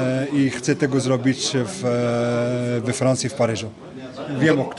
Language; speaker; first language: Polish; non-native, fluent; French